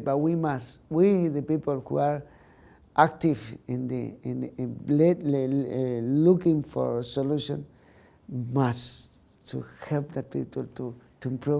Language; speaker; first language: English; non-native, learner; Spanish